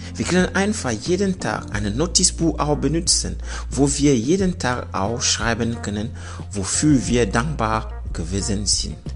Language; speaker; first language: German; non-native, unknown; French